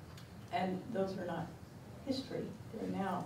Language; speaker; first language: English; native; English